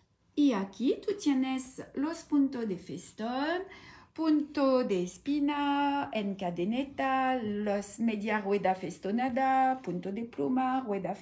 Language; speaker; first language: Spanish; non-native, learner; French